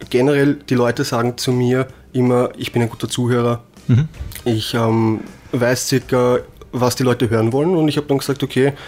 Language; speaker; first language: German; native; German